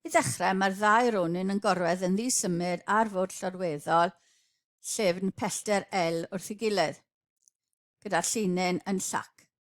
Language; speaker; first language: Welsh; native; Welsh